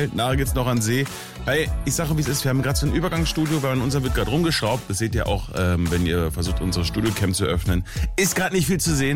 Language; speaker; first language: German; native; German